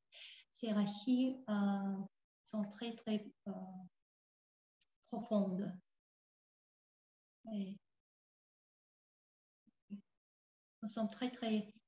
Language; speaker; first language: French; non-native, fluent; Tuvinian